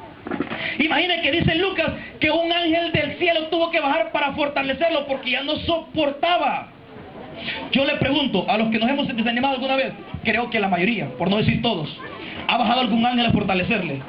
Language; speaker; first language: Spanish; native; Spanish